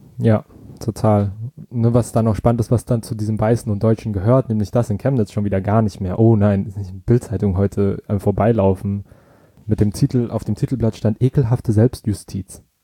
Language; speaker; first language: German; native; German